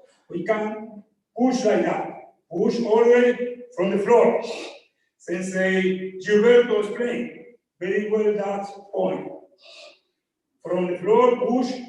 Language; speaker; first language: English; non-native, learner; Spanish